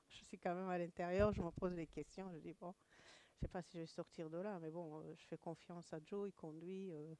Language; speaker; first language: French; non-native, local second language; Kinyarwanda